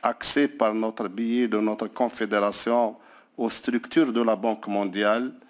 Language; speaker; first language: French; non-native, local second language; Arabic